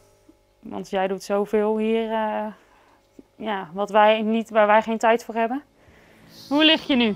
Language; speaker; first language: Dutch; native; Dutch